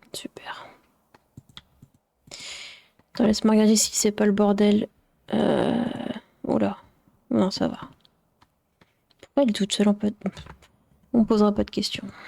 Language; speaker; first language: French; native; French